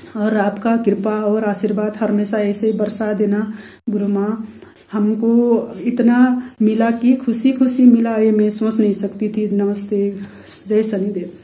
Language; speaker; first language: Hindi; non-native, local second language; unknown